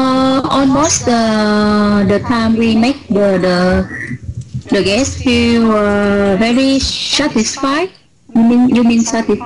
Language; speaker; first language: English; non-native, learner; Vietnamese